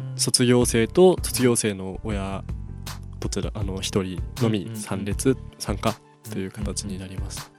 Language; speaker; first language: Japanese; native; Japanese